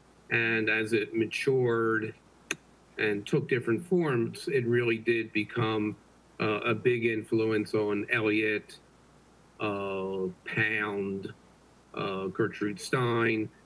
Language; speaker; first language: English; native; English